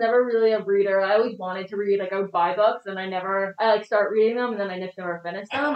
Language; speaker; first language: English; native; English